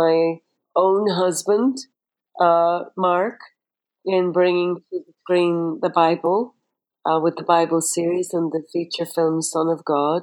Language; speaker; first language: English; native; English